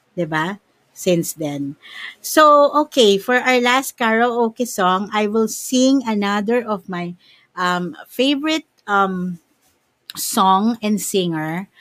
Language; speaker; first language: English; non-native, local second language; Filipino